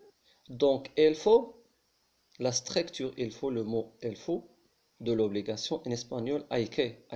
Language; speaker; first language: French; non-native, local second language; Arabic